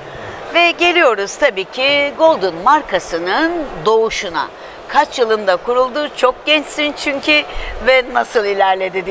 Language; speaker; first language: Turkish; native; Turkish